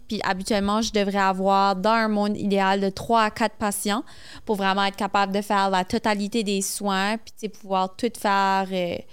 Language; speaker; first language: French; native; French